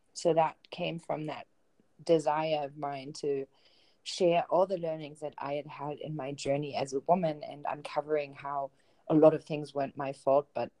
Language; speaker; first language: English; non-native, fluent; German